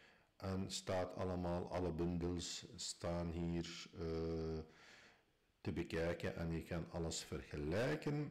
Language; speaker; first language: Dutch; non-native, fluent; Arabic